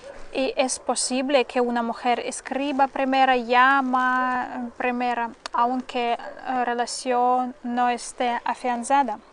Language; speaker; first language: Spanish; non-native, fluent; Russian